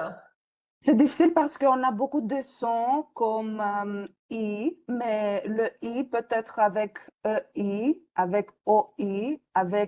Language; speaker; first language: French; non-native, fluent; Greek